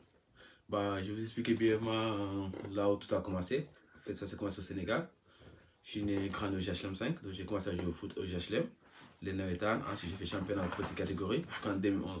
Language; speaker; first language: French; non-native, local second language; Wolof